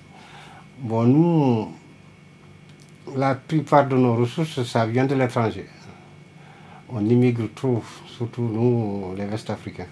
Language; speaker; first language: French; non-native, local second language; Fula